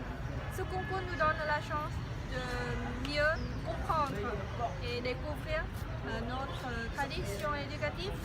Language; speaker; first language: French; non-native, fluent; Vietnamese